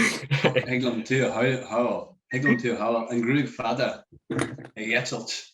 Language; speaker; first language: Irish; non-native, local second language; English